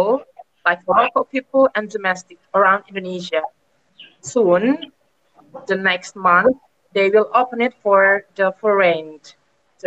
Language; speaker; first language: English; non-native, learner; Indonesian